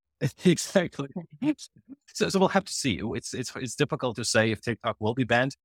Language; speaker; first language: English; non-native, fluent; Ukrainian